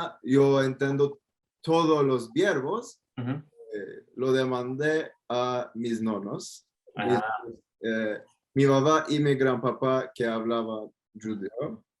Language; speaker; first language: Spanish; non-native, fluent; Turkish